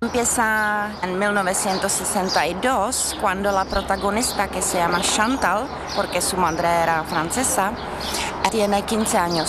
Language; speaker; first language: Spanish; non-native, fluent; Czech